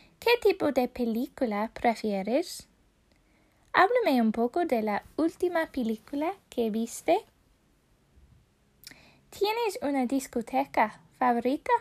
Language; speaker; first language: Spanish; non-native, fluent; English